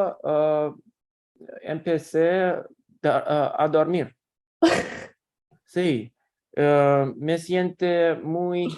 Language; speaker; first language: Spanish; non-native, learner; Russian